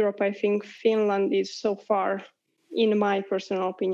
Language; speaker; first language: English; non-native, fluent; Hungarian